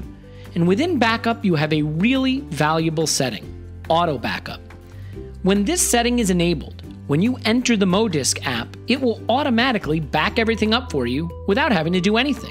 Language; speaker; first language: English; native; English